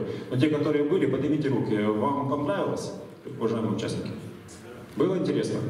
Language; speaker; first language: Russian; native; Russian